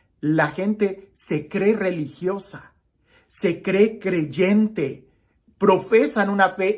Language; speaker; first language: Spanish; native; Spanish